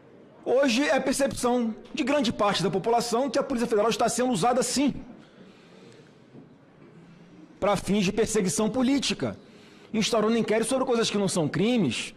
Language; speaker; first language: Portuguese; native; Portuguese